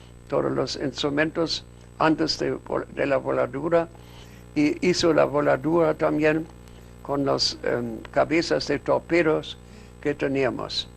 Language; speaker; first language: Spanish; non-native, fluent; German